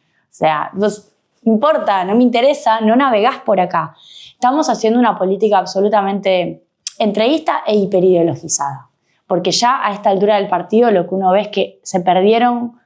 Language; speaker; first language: Spanish; native; Spanish